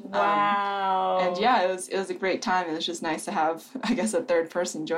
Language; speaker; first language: English; native; English